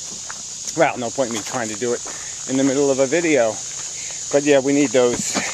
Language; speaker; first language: English; native; English